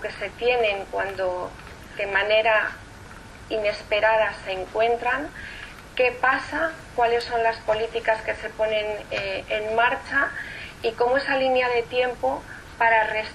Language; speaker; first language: Spanish; native; Spanish